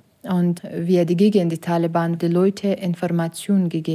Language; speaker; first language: German; non-native, learner; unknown